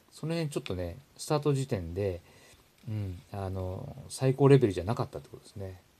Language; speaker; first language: Japanese; native; Japanese